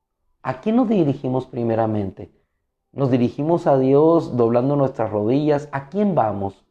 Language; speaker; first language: Spanish; native; Spanish